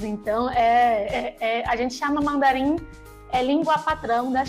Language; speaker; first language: Portuguese; non-native, fluent; Chinese